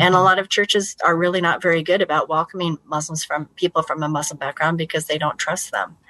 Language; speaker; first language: English; native; English